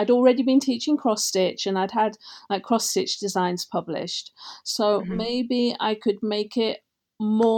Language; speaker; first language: English; native; English